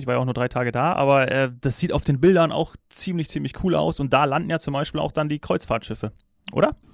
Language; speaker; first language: German; native; German